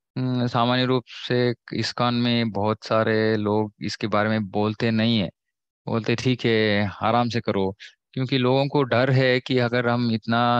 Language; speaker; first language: Hindi; non-native, local second language; Kannada